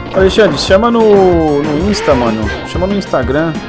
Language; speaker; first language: Portuguese; native; Portuguese